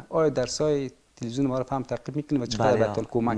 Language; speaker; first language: Persian; native; Persian